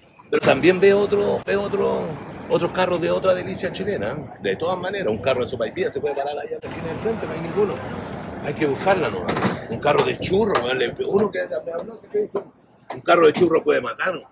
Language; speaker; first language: Spanish; native; Spanish